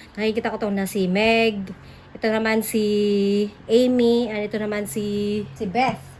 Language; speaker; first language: Filipino; non-native, local second language; Cebuano